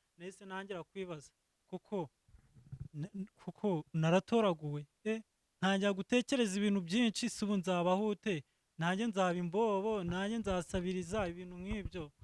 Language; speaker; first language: Kinyarwanda; native; Kinyarwanda